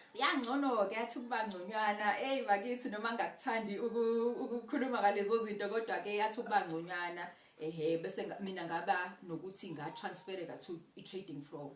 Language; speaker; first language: Zulu; native; Zulu